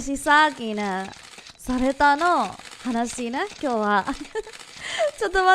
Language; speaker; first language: Japanese; non-native, learner; English